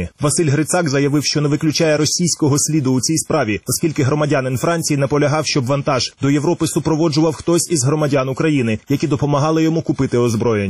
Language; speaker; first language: Ukrainian; native; Ukrainian